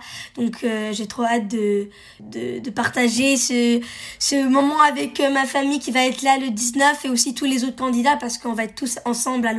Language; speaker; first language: French; early bilingual, heritage; French